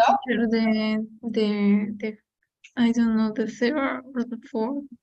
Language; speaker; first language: English; non-native, learner; Spanish